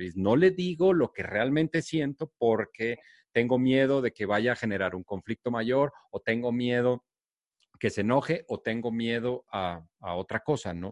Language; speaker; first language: Spanish; native; Spanish